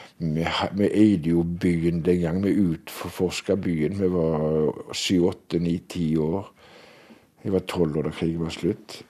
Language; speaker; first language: Norwegian; native; Norwegian